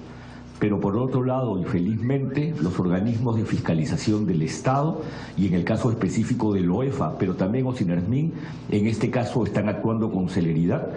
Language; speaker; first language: Spanish; native; Spanish